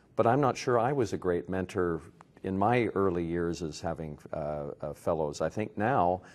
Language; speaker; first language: English; native; English